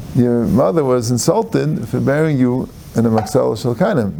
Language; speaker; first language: English; native; English